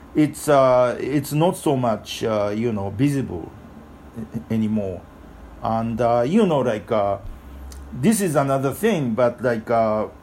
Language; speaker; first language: English; non-native, fluent; Japanese